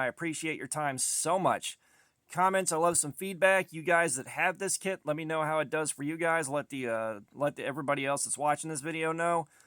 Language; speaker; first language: English; native; English